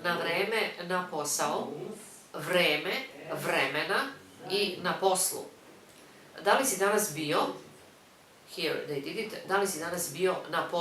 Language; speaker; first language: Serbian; non-native, fluent; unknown